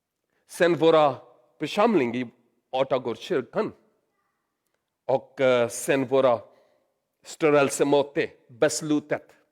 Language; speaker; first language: Swedish; non-native, learner; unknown